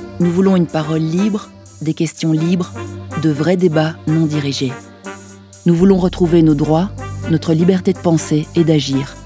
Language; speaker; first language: French; native; French